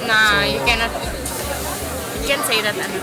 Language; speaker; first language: English; non-native, local second language; Filipino